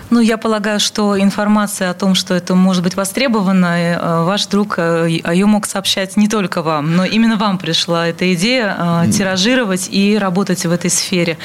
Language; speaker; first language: Russian; native; Russian